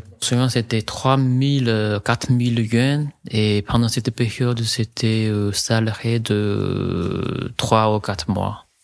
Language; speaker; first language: French; non-native, fluent; Chinese